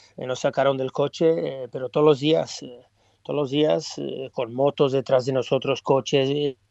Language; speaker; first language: Spanish; non-native, fluent; English